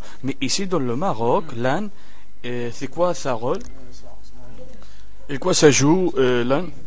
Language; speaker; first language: French; non-native, local second language; Arabic